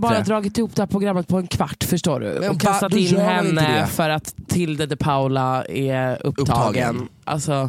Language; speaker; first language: Swedish; native; Swedish